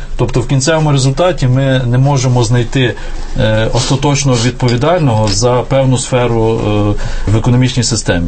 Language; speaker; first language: Ukrainian; native; Ukrainian